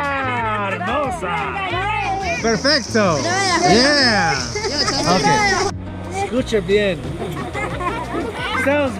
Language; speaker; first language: Spanish; non-native, learner; English